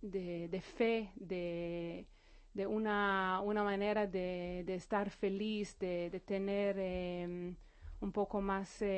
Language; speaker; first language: Spanish; non-native, fluent; Hebrew